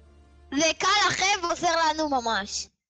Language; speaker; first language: Hebrew; native; Hebrew